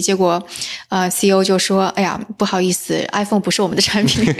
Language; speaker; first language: Chinese; native; Chinese